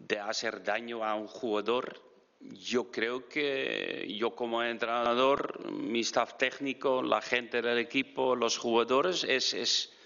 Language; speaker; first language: Spanish; non-native, fluent; Dutch